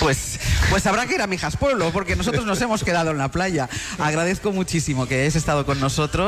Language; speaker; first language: Spanish; native; Spanish